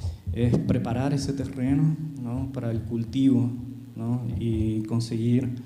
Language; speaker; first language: Portuguese; non-native, fluent; Spanish